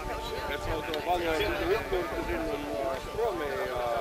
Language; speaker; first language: Latvian; early bilingual, heritage; Latvian